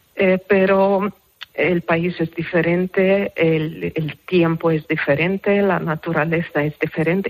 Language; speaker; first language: Spanish; non-native, fluent; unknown